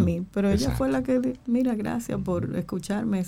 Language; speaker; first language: Spanish; native; Spanish